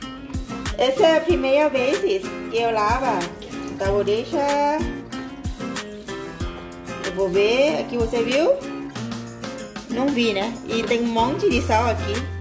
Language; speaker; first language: Portuguese; non-native, learner; Thai